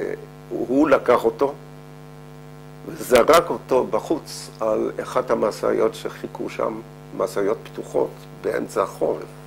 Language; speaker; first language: Hebrew; non-native, fluent; Dutch